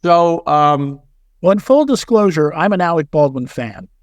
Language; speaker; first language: English; native; English